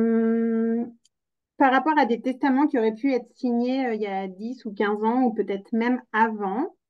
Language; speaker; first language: French; native; French